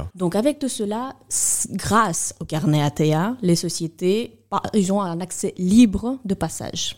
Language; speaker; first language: French; non-native, fluent; Russian